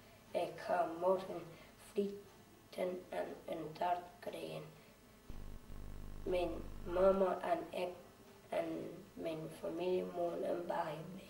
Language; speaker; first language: Dutch; early bilingual, other home language; Albanian